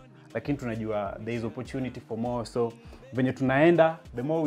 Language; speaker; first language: English; non-native, local second language; Luo (Kenya and Tanzania)